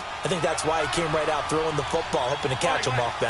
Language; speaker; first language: English; native; English